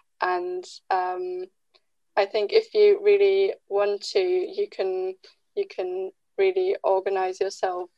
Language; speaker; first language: English; non-native, fluent; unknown